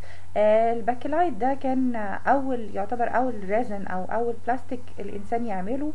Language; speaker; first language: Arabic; native; Arabic